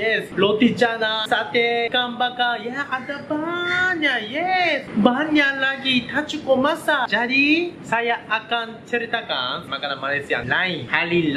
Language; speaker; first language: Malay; non-native, learner; Japanese